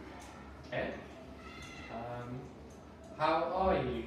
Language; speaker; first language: English; native; English